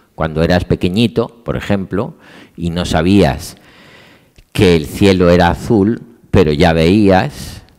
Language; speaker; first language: Spanish; native; Spanish